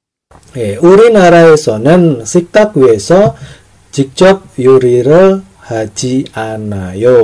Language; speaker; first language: Korean; non-native, fluent; Indonesian